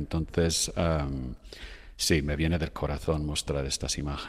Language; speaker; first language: Spanish; non-native, fluent; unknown